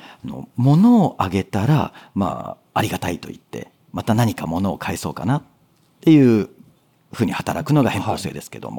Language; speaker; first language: Japanese; native; Japanese